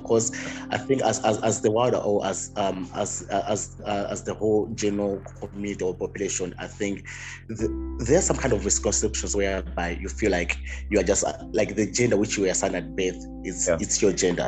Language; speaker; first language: English; non-native, local second language; Nyanja